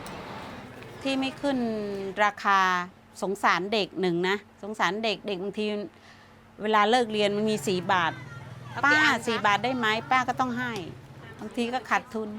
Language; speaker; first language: Thai; native; Thai